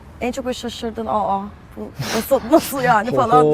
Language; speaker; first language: Turkish; native; Turkish